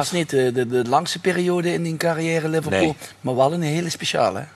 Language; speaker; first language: Dutch; native; Dutch